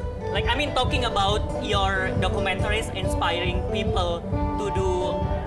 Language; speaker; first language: English; non-native, fluent; Indonesian